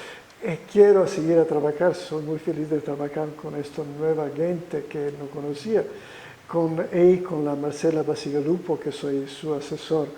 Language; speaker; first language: Spanish; non-native, fluent; Italian